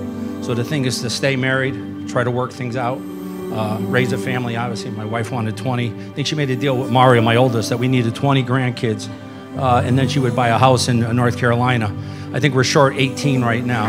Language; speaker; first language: English; native; English